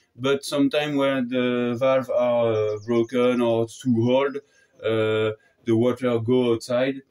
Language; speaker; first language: English; non-native, learner; French